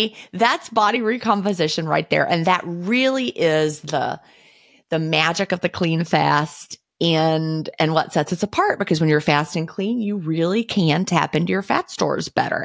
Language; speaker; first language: English; native; English